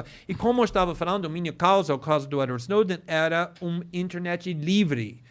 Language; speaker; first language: Portuguese; non-native, fluent; English